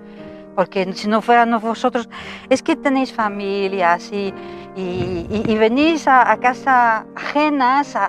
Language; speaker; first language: Spanish; non-native, fluent; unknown